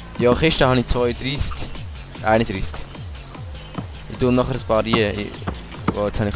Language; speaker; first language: German; native; German